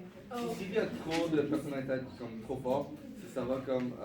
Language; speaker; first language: French; non-native, local second language; English